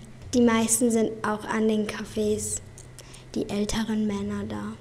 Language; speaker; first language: German; early bilingual, other home language; Turkish